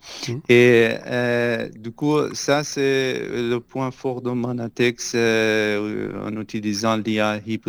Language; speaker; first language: French; non-native, fluent; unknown